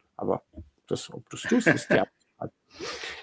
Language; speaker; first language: German; native; German